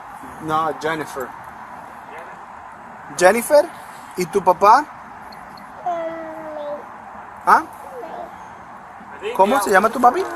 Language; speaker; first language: Spanish; early bilingual, heritage; Spanish